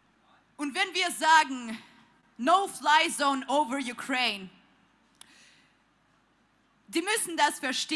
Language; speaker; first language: German; non-native, fluent; Ukrainian